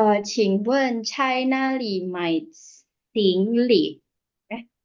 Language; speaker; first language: Chinese; non-native, learner; Indonesian